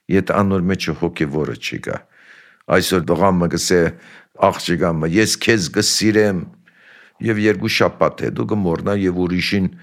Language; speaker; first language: Armenian; early bilingual, heritage; Armenian